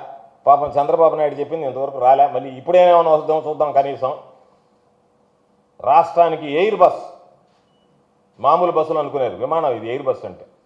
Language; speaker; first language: Telugu; native; Telugu